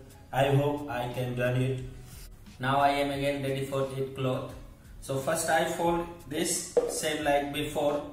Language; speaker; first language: English; non-native, learner; Hindi